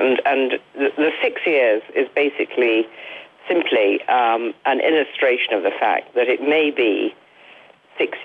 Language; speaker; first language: English; native; English